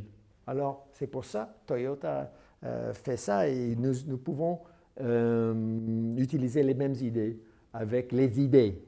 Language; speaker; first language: French; non-native, learner; English